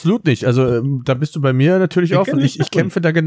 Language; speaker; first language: German; native; German